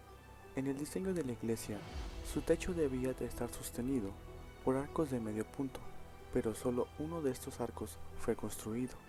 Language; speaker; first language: Spanish; native; Spanish